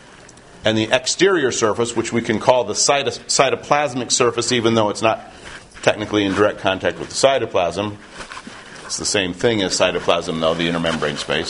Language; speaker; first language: English; native; English